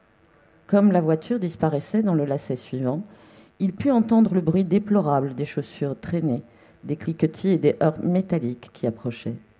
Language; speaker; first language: French; native; French